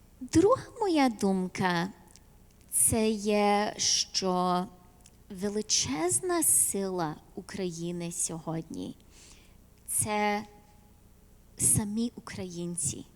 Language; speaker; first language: Ukrainian; early bilingual, heritage; Ukrainian